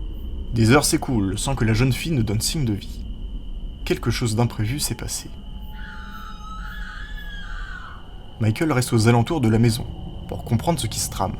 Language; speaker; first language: French; native; French